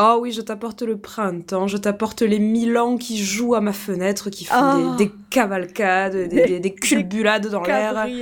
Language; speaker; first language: French; native; French